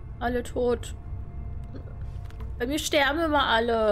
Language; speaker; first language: German; native; German